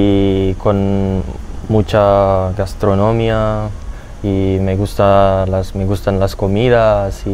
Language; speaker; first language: Spanish; non-native, learner; Indonesian